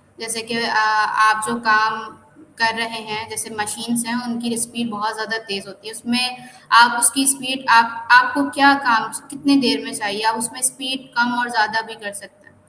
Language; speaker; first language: Urdu; non-native, local second language; Sindhi